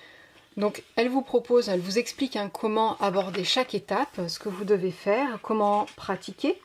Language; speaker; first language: French; native; French